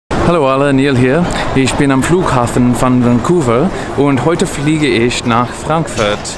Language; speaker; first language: German; non-native, learner; English